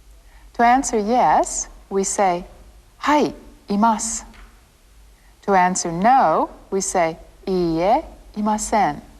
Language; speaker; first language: Japanese; non-native, fluent; English